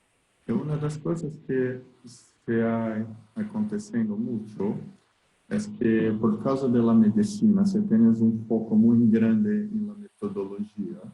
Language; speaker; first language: Spanish; non-native, learner; Portuguese